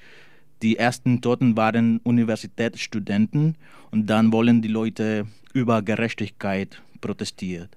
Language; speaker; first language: German; non-native, learner; Spanish